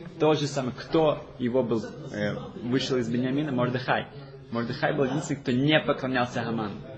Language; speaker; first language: Russian; early bilingual, heritage; Russian